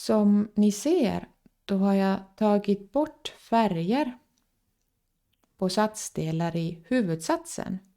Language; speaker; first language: Swedish; non-native, fluent; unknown